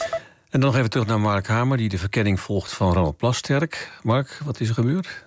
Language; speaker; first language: Dutch; native; Dutch